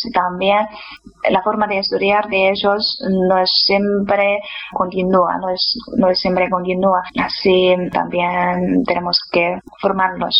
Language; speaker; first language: Spanish; non-native, fluent; Chinese